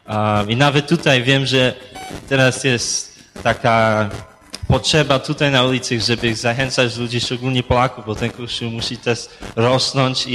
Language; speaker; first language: Polish; early bilingual, heritage; Polish